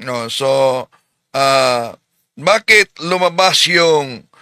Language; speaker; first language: Filipino; native; Filipino